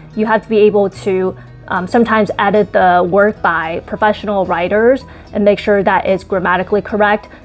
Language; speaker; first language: English; early bilingual, other home language; Chinese